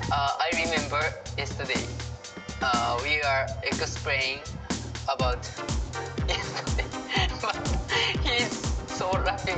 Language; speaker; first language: English; non-native, learner; Japanese